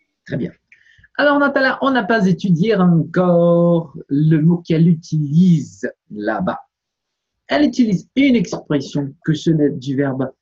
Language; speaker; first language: French; non-native, fluent; Portuguese